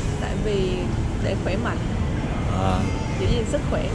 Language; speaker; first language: Vietnamese; native; Vietnamese